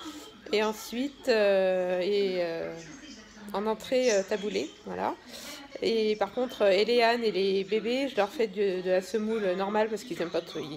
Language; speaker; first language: French; native; French